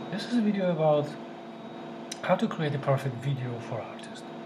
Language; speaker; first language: English; non-native, fluent; Polish